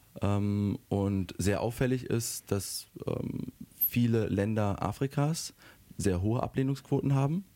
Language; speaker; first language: German; native; German